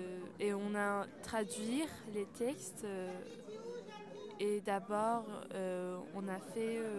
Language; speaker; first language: French; non-native, learner; Persian